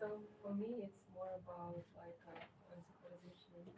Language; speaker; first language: English; non-native, fluent; Ukrainian